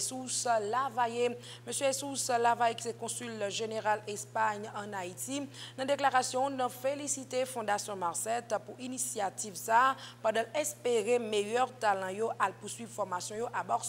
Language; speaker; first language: French; non-native, local second language; Haitian Creole